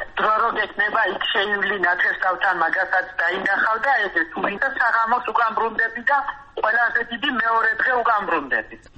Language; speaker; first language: Georgian; non-native, local second language; Mingrelian